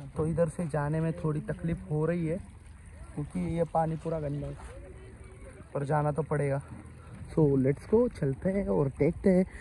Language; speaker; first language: Hindi; non-native, local second language; Marathi